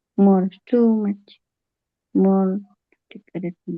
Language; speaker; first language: English; non-native, learner; Indonesian